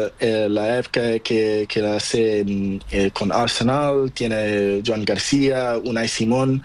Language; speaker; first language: Spanish; non-native, learner; Portuguese